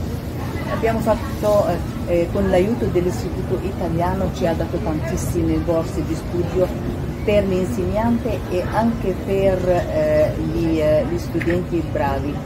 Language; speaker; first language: Italian; non-native, fluent; Arabic